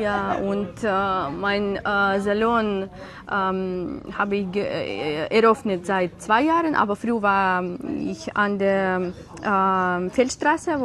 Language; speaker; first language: German; non-native, learner; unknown